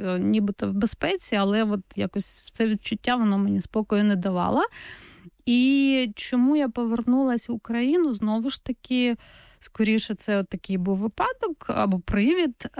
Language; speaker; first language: Ukrainian; native; Ukrainian